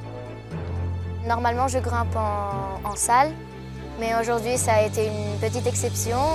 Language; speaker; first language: French; early bilingual, heritage; French